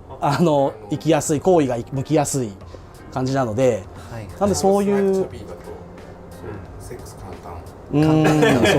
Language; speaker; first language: Japanese; native; Japanese